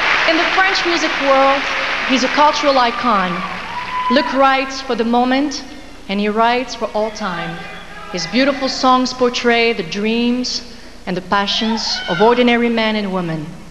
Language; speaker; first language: English; non-native, fluent; French